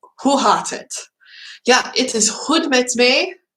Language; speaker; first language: Dutch; non-native, learner; English